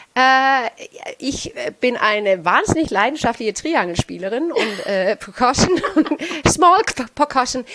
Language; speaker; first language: German; non-native, fluent; Danish